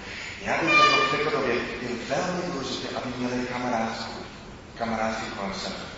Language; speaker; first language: Czech; non-native, fluent; English